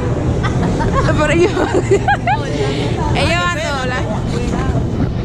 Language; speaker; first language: Spanish; native; Spanish